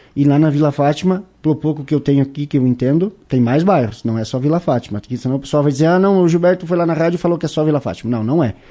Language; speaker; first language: Portuguese; native; Portuguese